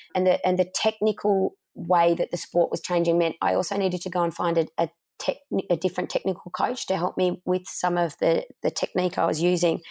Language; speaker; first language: English; native; English